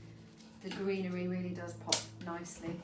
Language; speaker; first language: English; native; English